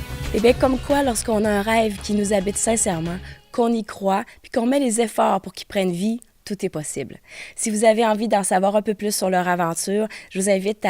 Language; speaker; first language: French; native; French